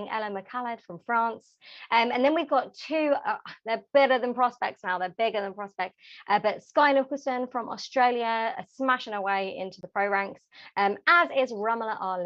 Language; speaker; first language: English; native; English